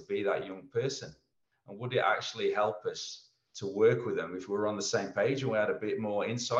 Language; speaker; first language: English; native; English